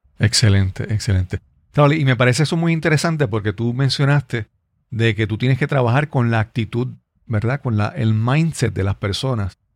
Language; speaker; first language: Spanish; native; Spanish